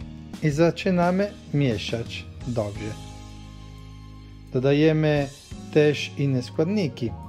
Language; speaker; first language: Polish; non-native, learner; Italian